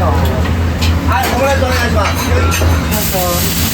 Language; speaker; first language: Japanese; native; Japanese